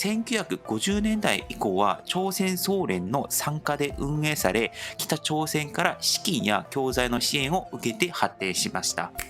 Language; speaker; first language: Japanese; non-native, fluent; Korean